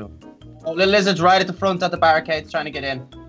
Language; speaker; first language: English; native; English